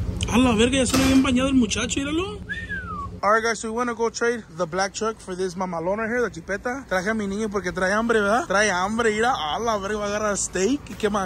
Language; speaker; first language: Spanish; early bilingual, heritage; Spanish